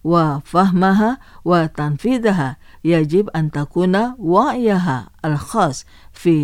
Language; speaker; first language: Arabic; non-native, fluent; Indonesian